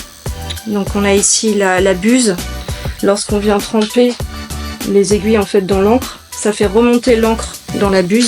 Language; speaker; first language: French; native; French